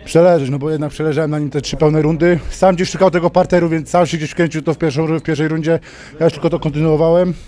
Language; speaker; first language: Polish; native; Polish